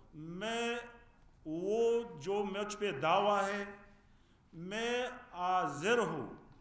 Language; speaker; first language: Urdu; non-native, fluent; Pashto